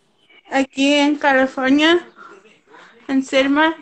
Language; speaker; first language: Spanish; early bilingual, heritage; Spanish